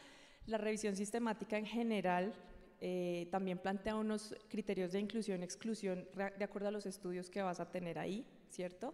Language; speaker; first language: Spanish; native; Spanish